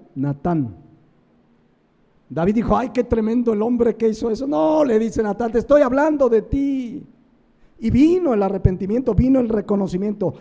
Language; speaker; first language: Spanish; native; Spanish